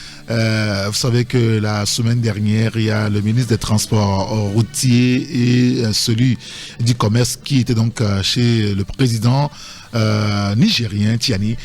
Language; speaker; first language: French; native; French